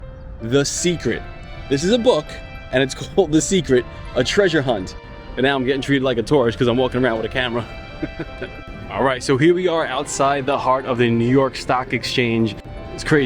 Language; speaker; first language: English; native; English